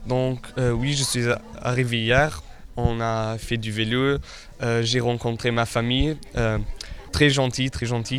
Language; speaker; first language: French; non-native, local second language; Luxembourgish